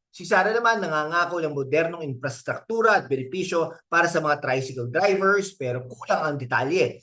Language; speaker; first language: Filipino; native; Filipino